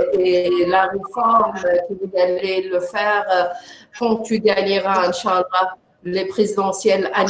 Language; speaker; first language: French; non-native, local second language; Arabic